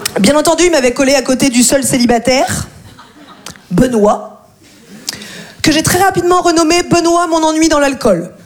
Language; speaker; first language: French; native; French